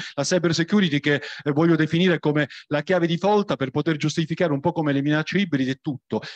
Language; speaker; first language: Italian; native; Italian